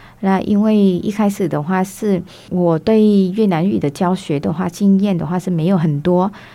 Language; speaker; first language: Chinese; non-native, fluent; Vietnamese